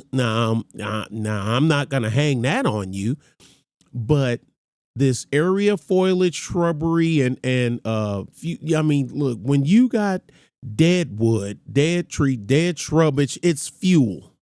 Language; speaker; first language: English; native; English